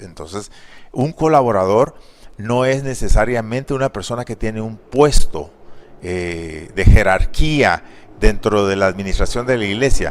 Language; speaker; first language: Spanish; native; Spanish